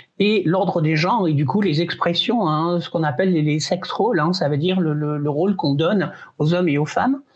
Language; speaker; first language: French; native; French